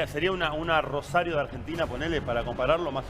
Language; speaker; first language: Spanish; native; Spanish